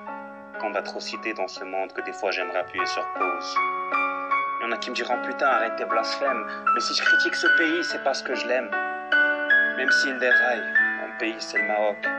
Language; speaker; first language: French; non-native, local second language; Arabic